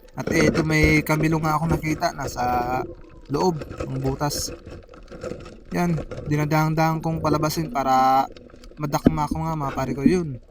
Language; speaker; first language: Filipino; non-native, local second language; Bikol